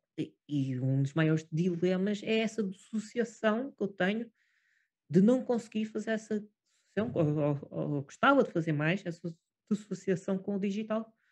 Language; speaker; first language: Portuguese; native; Portuguese